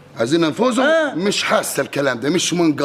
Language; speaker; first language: Arabic; native; Arabic